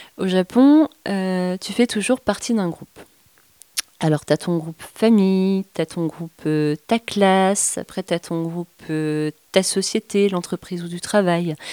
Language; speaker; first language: French; native; French